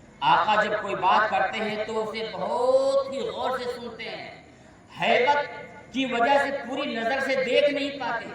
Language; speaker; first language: Urdu; native; Urdu